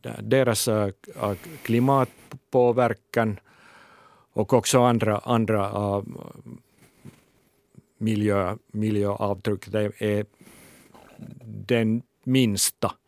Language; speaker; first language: Swedish; non-native, local second language; Finnish